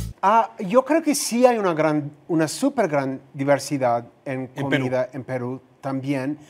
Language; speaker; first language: Spanish; non-native, fluent; English